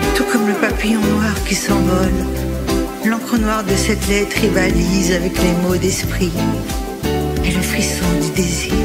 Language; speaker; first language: French; native; French